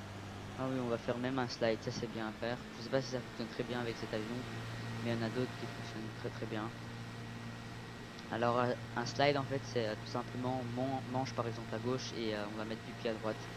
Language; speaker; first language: French; native; French